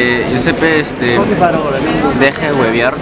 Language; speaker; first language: Spanish; native; Spanish